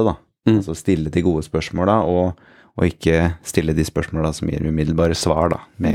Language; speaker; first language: Norwegian; native; Norwegian